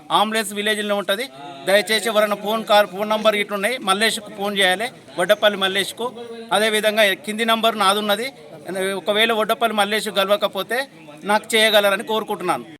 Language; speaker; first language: Telugu; native; Telugu